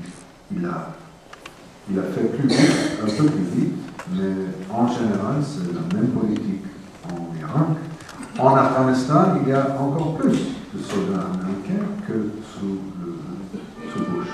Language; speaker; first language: French; non-native, fluent; English